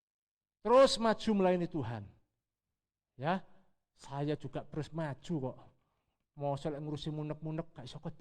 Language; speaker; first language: Indonesian; native; Indonesian